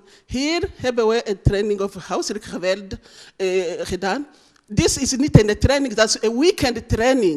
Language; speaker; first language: Dutch; non-native, learner; Rundi